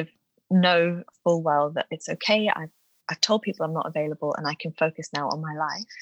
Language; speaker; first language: English; native; English